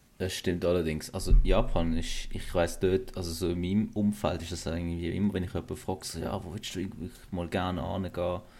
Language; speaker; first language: German; early bilingual, other home language; Kurdish